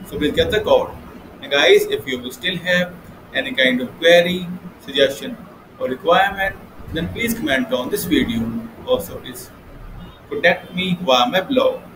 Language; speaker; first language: English; non-native, local second language; Hindi